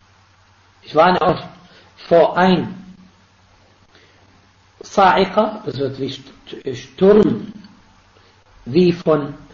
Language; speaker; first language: German; non-native, fluent; Arabic